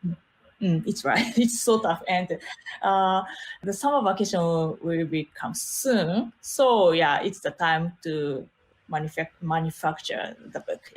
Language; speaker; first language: English; non-native, learner; Japanese